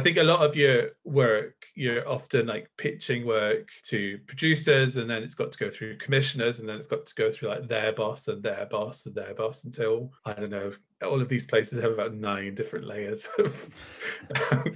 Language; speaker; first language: English; native; English